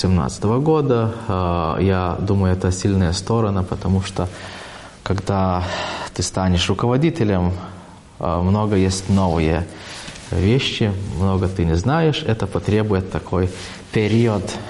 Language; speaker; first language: Russian; non-native, fluent; Lithuanian